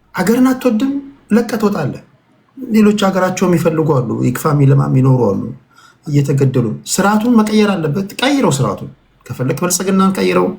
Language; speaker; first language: Amharic; native; Amharic